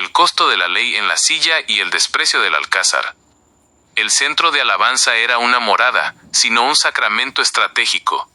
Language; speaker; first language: Spanish; native; Spanish